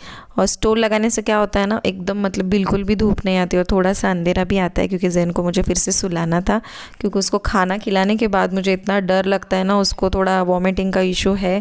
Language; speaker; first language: Hindi; native; Hindi